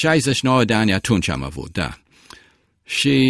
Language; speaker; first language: Romanian; early bilingual, heritage; Romanian